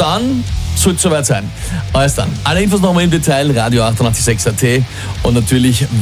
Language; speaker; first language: German; native; German